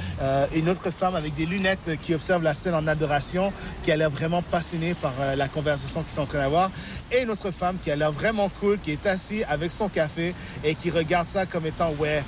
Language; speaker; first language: French; native; French